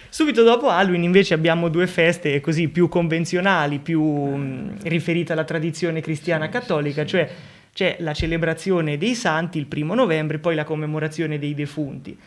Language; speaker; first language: Italian; native; Italian